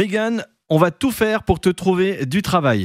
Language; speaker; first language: French; native; French